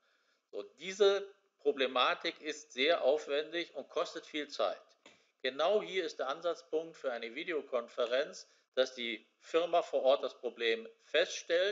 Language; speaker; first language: German; native; German